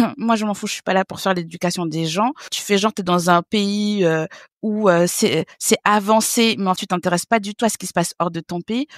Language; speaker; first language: French; early bilingual, other home language; Haitian Creole